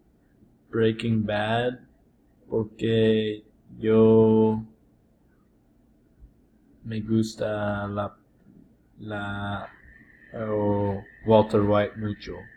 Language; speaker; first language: Spanish; non-native, learner; English